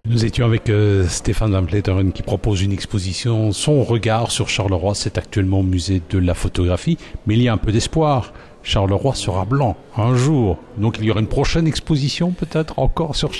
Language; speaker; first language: French; native; French